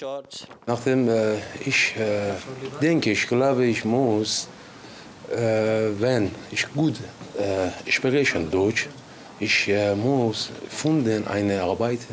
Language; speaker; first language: German; non-native, learner; Arabic